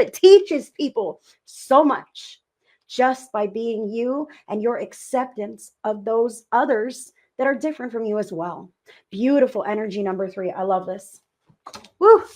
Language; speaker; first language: English; native; English